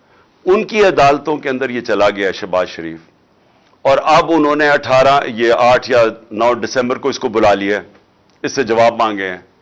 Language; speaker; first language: Urdu; native; Urdu